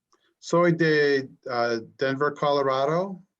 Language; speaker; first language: Spanish; non-native, learner; English